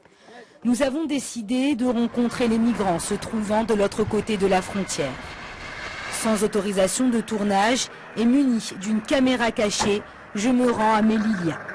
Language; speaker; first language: French; non-native, local second language; Arabic